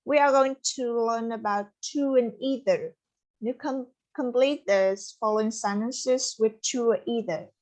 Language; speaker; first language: English; non-native, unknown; Vietnamese